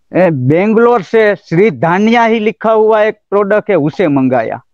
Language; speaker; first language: Hindi; non-native, local second language; Gujarati